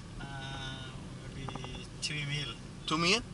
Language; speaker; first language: English; non-native, learner; Vietnamese